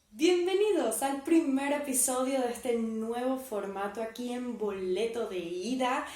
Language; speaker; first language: Spanish; native; Spanish